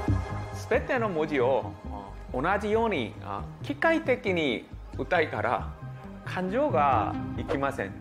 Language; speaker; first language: Japanese; non-native, learner; Korean